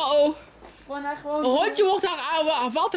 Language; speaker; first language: Dutch; native; Dutch